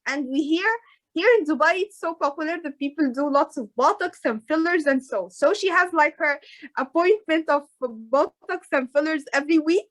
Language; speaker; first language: English; non-native, fluent; Arabic